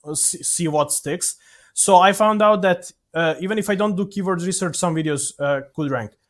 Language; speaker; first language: English; non-native, fluent; Serbian